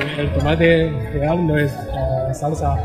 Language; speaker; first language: Spanish; non-native, learner; Chinese